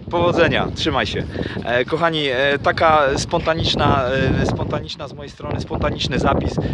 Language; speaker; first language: Polish; native; Polish